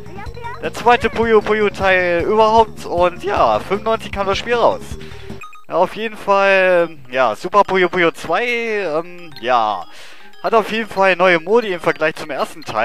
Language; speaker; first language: German; native; German